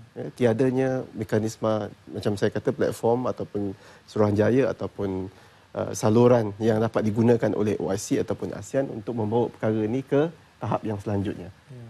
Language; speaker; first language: Malay; native; Malay